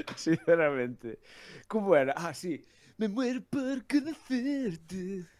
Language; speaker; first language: Spanish; native; Spanish